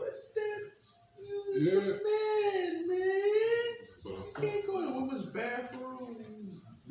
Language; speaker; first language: English; native; English